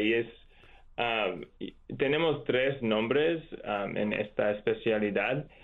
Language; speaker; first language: Spanish; non-native, learner; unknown